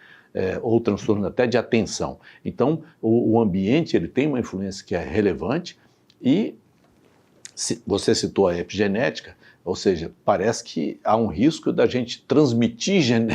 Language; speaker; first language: Portuguese; native; Portuguese